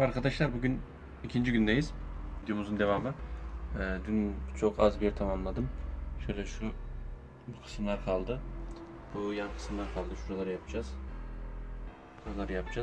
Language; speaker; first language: Turkish; native; Turkish